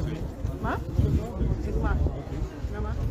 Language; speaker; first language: Hebrew; native; Hebrew